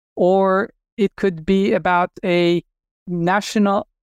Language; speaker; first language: English; non-native, fluent; Turkish